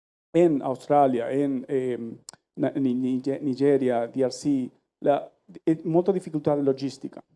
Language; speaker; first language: Spanish; non-native, learner; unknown